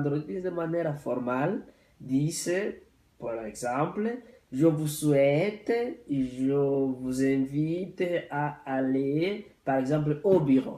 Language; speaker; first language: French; non-native, local second language; Rundi